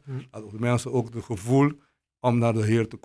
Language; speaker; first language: Dutch; non-native, local second language; Papiamento